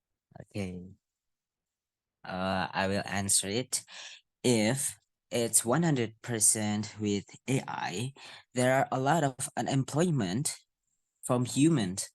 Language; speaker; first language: English; non-native, learner; Indonesian